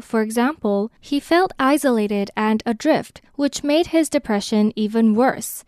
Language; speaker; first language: English; non-native, fluent; Chinese